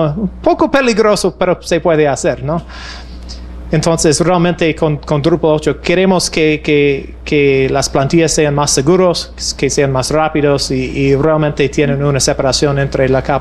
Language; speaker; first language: Spanish; non-native, fluent; English